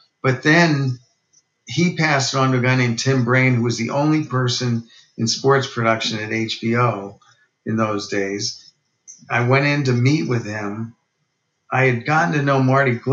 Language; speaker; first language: English; native; English